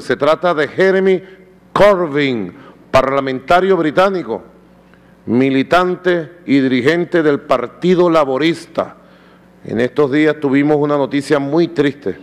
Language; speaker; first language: Spanish; native; Spanish